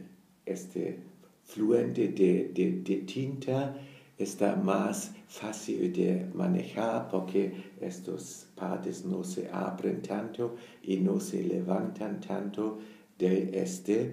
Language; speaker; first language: Spanish; non-native, fluent; German